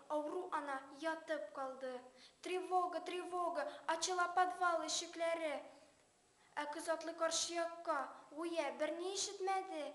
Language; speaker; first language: Tatar; non-native, local second language; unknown